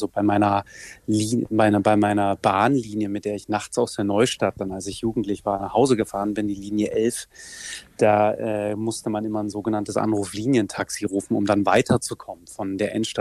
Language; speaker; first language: German; native; German